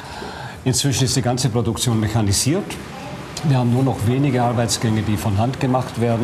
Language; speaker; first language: German; native; German